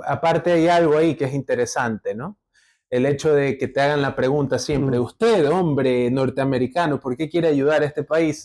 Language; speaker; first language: Spanish; native; Spanish